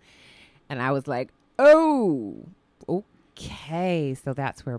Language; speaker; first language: English; native; English